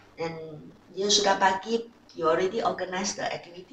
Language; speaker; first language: English; non-native, local second language; Malay